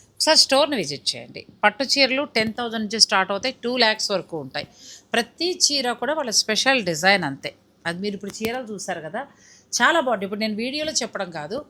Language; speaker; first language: Telugu; native; Telugu